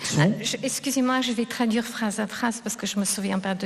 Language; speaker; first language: French; non-native, fluent; Russian